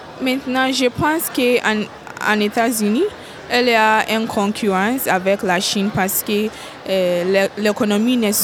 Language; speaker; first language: French; non-native, learner; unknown